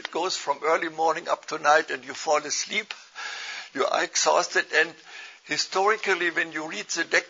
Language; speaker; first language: English; non-native, fluent; German